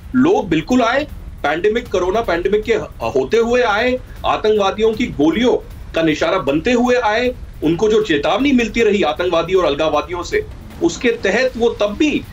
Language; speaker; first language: Hindi; native; Hindi